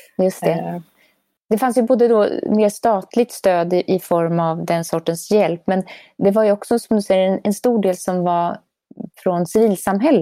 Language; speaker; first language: Swedish; native; Swedish